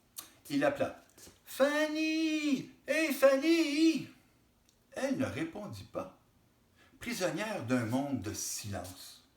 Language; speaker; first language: French; native; French